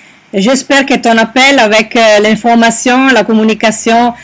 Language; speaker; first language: French; non-native, learner; Italian